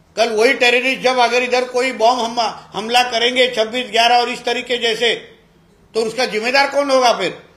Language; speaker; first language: Hindi; non-native, local second language; Marathi